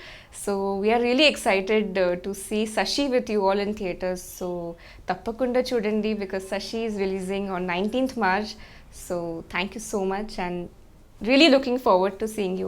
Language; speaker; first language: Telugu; non-native, learner; Hindi